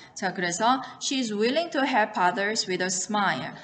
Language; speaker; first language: English; non-native, fluent; Korean